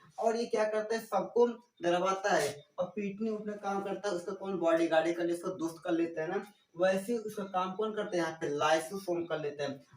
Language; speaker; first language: Hindi; native; Hindi